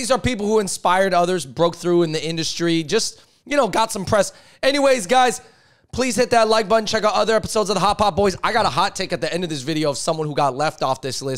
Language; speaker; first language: English; native; English